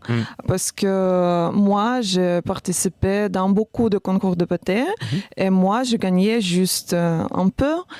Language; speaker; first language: French; non-native, learner; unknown